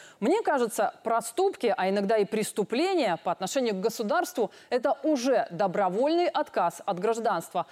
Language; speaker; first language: Russian; native; Russian